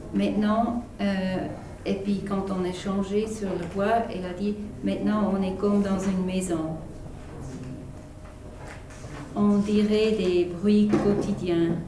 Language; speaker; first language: French; non-native, fluent; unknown